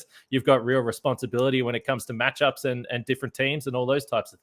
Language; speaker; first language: English; native; English